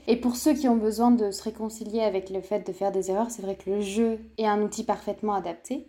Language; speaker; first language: French; native; French